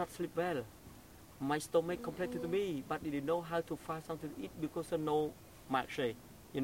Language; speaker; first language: English; non-native, learner; Khmer